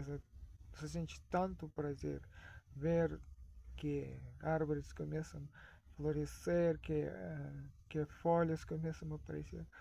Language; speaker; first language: Portuguese; non-native, fluent; Russian